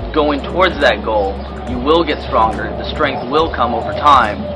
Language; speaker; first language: English; native; English